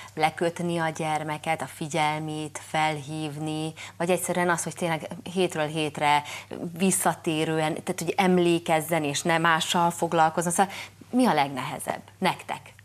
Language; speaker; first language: Hungarian; native; Hungarian